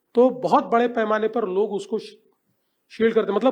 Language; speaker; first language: Hindi; non-native, local second language; Marathi